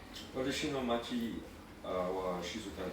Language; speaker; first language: Japanese; non-native, learner; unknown